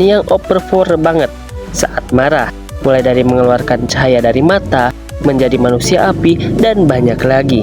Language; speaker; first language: Indonesian; native; Indonesian